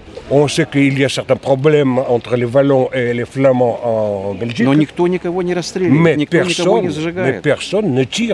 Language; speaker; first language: French; non-native, fluent; Russian